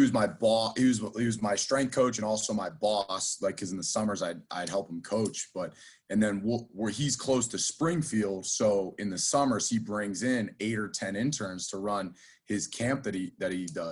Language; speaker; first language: English; native; English